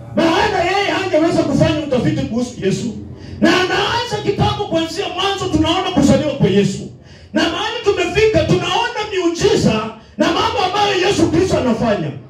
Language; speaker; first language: Swahili; non-native, local second language; Luyia